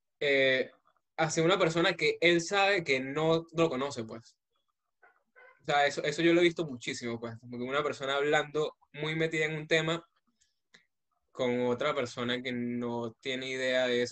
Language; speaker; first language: Spanish; native; Spanish